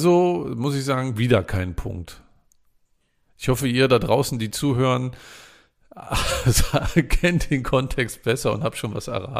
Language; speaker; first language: German; native; German